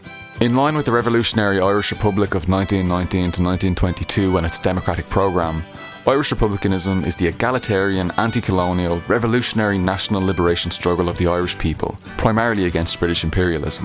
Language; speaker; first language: English; native; English